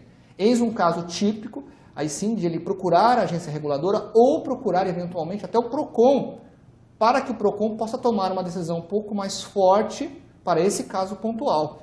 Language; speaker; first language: Portuguese; native; Portuguese